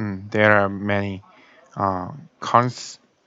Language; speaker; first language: English; non-native, learner; Korean